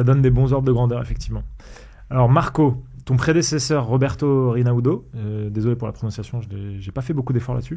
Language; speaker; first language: French; native; French